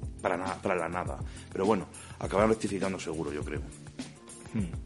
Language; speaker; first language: Spanish; native; Spanish